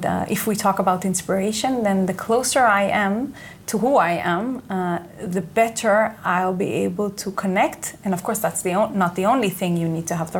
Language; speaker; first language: English; non-native, fluent; Hebrew